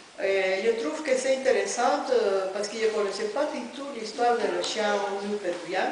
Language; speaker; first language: French; non-native, fluent; Spanish